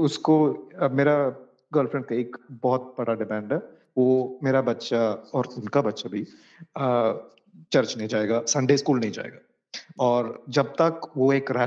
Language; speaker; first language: Hindi; non-native, local second language; Malayalam